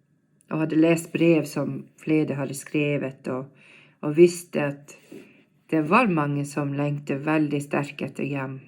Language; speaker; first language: Norwegian; non-native, fluent; English